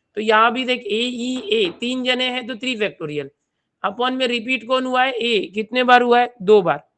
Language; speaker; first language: Hindi; non-native, local second language; Marathi